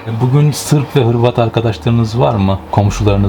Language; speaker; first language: Turkish; native; Turkish